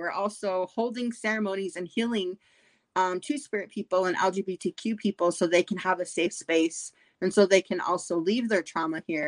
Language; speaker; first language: English; native; English